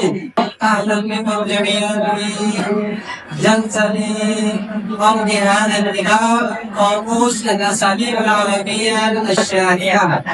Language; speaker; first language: Arabic; non-native, fluent; Indonesian